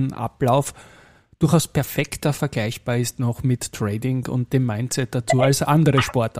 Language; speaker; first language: German; native; German